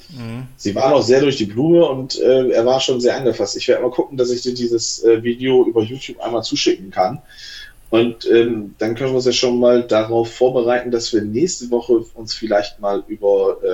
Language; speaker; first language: German; native; German